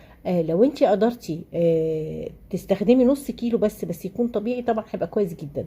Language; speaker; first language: Arabic; native; Arabic